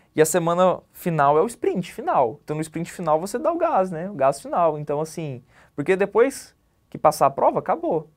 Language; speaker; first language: Portuguese; native; Portuguese